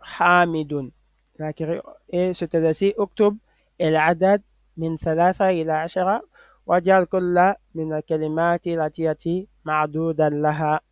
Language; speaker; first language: Arabic; non-native, fluent; French